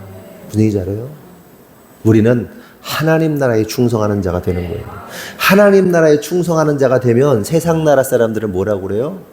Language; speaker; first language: Korean; native; Korean